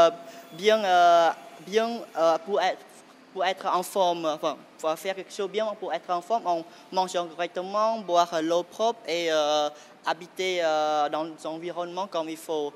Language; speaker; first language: French; non-native, fluent; Khmer